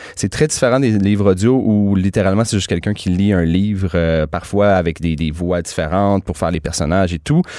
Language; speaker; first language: French; native; French